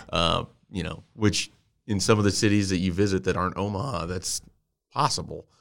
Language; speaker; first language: English; native; English